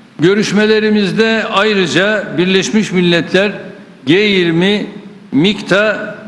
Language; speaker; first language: Turkish; native; Turkish